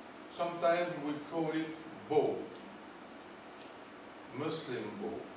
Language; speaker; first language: English; non-native, fluent; Greek